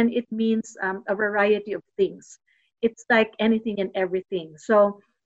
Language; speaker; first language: English; non-native, local second language; Filipino